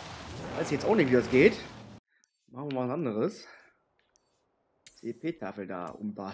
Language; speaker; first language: German; native; German